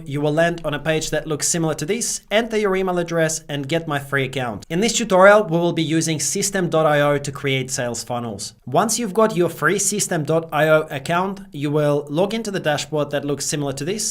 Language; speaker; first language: English; native; English